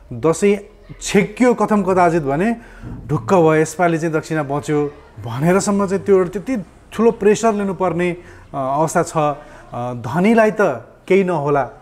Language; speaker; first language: Nepali; native; Nepali